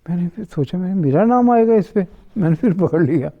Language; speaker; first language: Urdu; non-native, local second language; Punjabi